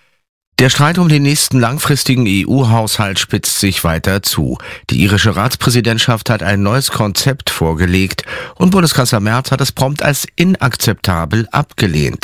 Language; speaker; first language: German; native; German